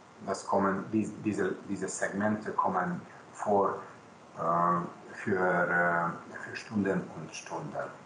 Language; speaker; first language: German; non-native, local second language; Hungarian